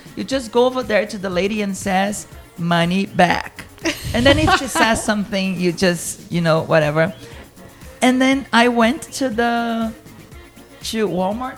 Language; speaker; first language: English; non-native, fluent; Portuguese